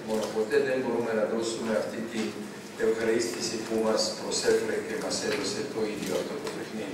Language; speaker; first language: Greek; non-native, fluent; Serbian